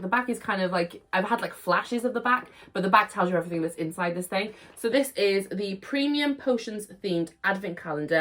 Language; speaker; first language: English; native; English